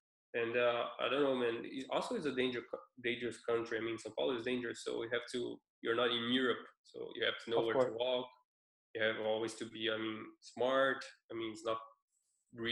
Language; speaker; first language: English; non-native, fluent; Portuguese